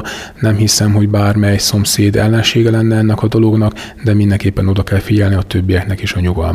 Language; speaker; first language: Hungarian; native; Hungarian